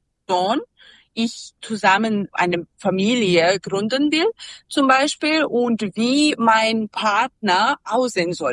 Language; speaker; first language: German; non-native, learner; Serbian